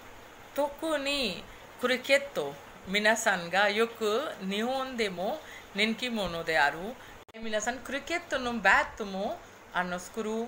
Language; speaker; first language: Japanese; non-native, fluent; Hindi